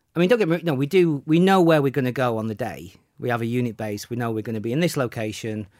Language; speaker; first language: English; native; English